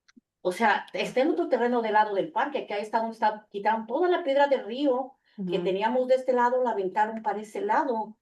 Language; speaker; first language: Spanish; native; Spanish